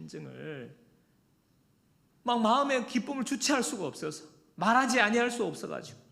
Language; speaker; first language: Korean; native; Korean